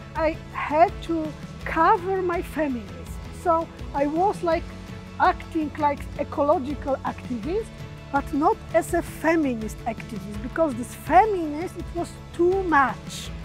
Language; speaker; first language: English; non-native, learner; Polish